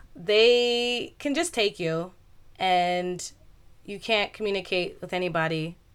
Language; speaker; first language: English; native; English